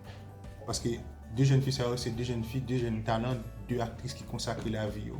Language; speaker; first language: French; non-native, local second language; Haitian Creole